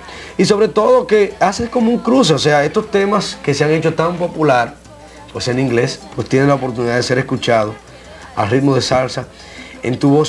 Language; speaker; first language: Spanish; native; Spanish